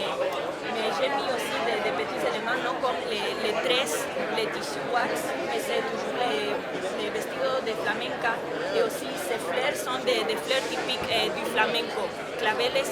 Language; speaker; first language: French; non-native, fluent; Spanish